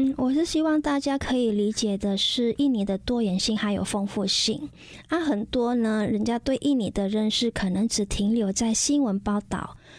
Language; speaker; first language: Chinese; non-native, fluent; Indonesian